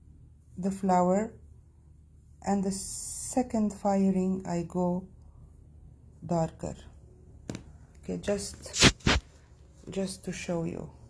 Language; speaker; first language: English; non-native, fluent; Arabic